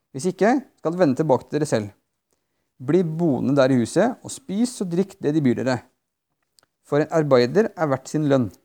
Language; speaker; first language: Norwegian; native; Norwegian